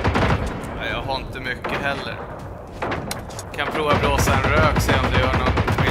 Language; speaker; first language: Swedish; native; Swedish